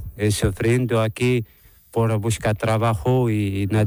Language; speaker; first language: Spanish; non-native, learner; Arabic